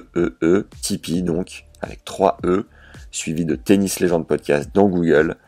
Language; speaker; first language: French; native; French